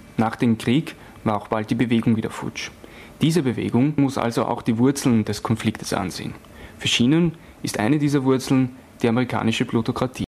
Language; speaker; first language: German; native; German